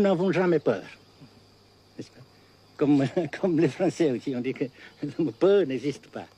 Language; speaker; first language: French; non-native, local second language; Vietnamese